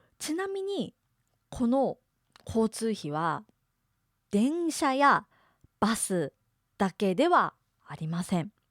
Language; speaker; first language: Japanese; native; Japanese